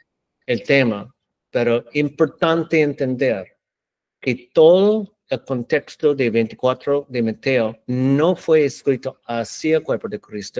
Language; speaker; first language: Spanish; non-native, learner; English